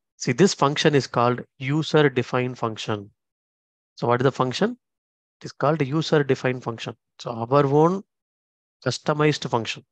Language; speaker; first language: English; non-native, local second language; Tamil